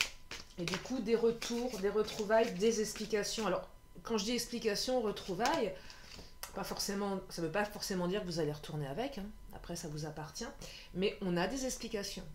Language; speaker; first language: French; native; French